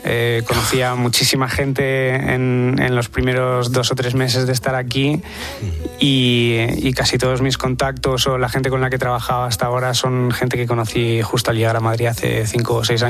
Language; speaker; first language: Spanish; early bilingual, other home language; English